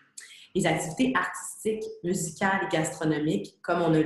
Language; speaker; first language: French; native; French